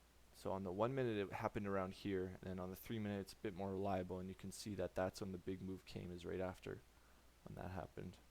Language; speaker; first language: English; native; English